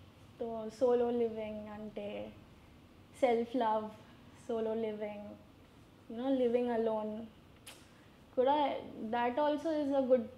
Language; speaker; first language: Telugu; non-native, learner; Gujarati